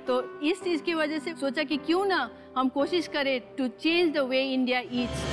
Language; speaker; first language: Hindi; non-native, local second language; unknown